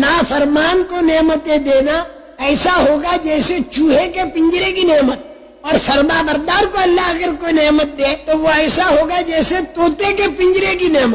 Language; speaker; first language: Urdu; native; Urdu